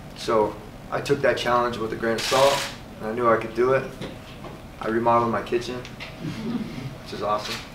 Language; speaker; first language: English; native; English